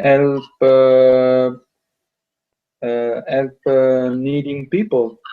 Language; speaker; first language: English; non-native, learner; Italian